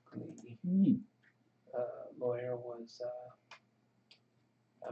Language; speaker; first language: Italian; non-native, learner; English